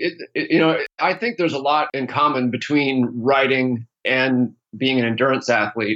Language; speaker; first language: English; native; English